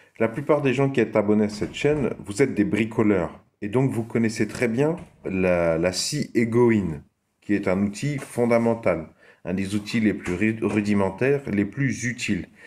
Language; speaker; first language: French; native; French